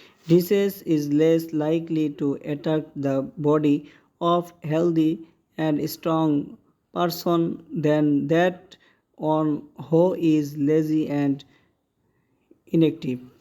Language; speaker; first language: English; non-native, local second language; Bangla